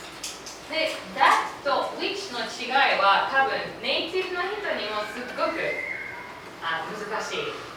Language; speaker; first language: Japanese; non-native, fluent; English